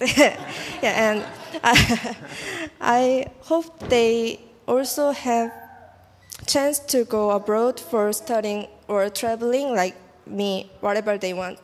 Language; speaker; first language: English; non-native, learner; Korean